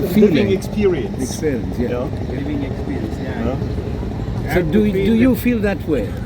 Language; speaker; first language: English; non-native, local second language; Tamil